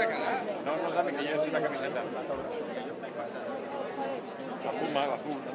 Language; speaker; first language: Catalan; non-native, local second language; Spanish